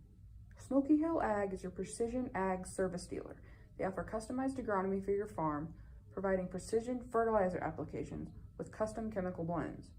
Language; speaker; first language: English; native; English